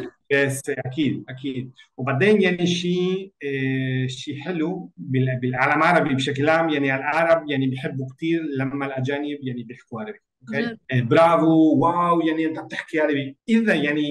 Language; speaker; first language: Arabic; non-native, learner; Spanish